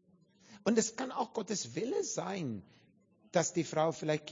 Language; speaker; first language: German; non-native, learner; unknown